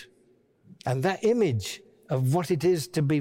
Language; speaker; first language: English; native; English